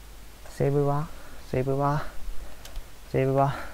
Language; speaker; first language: Japanese; native; Japanese